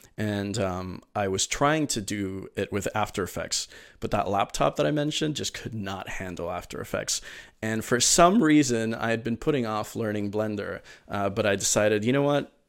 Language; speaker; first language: English; early bilingual, other home language; Spanish